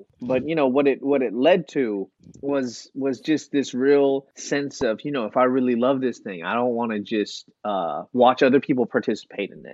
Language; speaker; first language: English; native; English